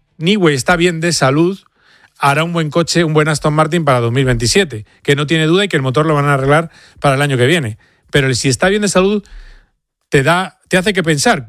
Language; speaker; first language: Spanish; native; Spanish